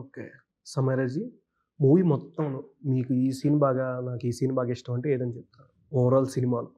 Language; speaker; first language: Telugu; native; Telugu